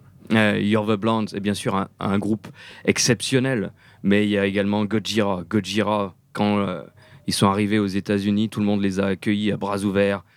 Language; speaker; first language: French; native; French